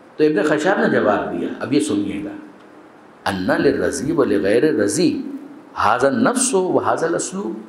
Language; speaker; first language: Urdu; non-native, local second language; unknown